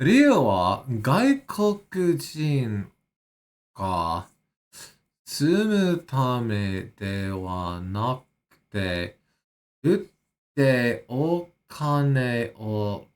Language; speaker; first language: Japanese; non-native, learner; English